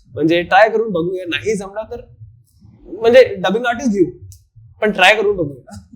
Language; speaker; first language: Marathi; non-native, local second language; Hindi